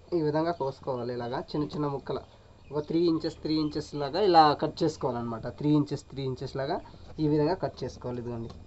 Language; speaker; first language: Telugu; non-native, local second language; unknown